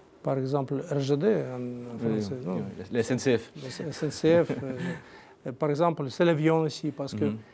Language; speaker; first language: French; non-native, learner; Russian